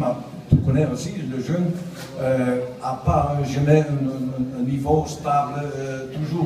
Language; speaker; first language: French; non-native, learner; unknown